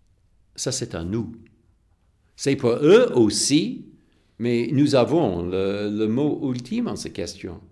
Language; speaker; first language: French; non-native, fluent; English